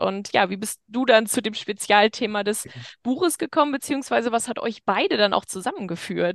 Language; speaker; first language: German; native; German